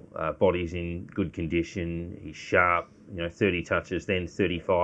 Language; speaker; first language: English; native; English